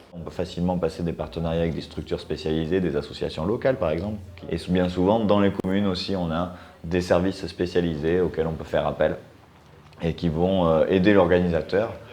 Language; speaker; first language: French; native; French